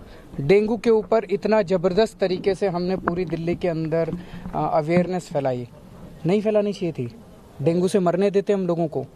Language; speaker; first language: Hindi; native; Hindi